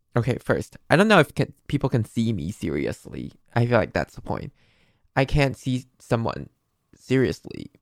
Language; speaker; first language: English; non-native, fluent; Chinese